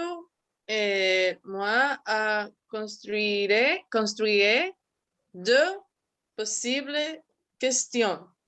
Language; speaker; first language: French; non-native, learner; Spanish